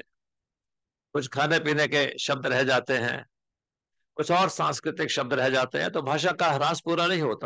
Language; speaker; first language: Hindi; native; Hindi